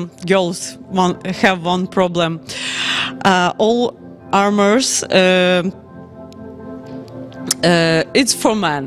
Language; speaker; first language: English; non-native, learner; Ukrainian